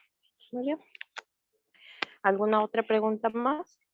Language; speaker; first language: Spanish; native; Spanish